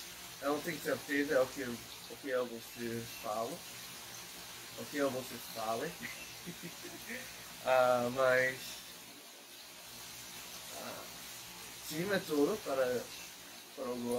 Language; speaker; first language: Portuguese; non-native, learner; English